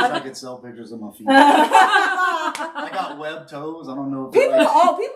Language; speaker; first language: English; native; English